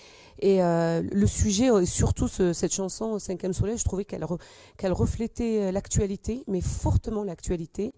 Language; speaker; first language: French; native; French